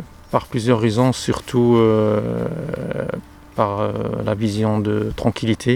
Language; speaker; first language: French; non-native, local second language; Arabic